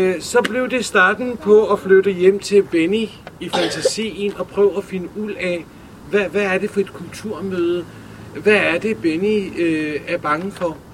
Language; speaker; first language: Danish; early bilingual, other home language; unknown